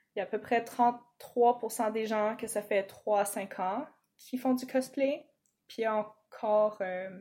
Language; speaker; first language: French; native; French